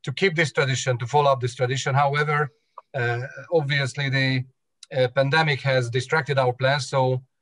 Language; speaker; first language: English; non-native, fluent; Hungarian